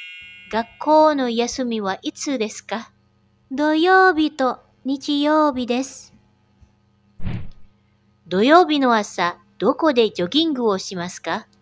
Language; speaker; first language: Japanese; non-native, fluent; Indonesian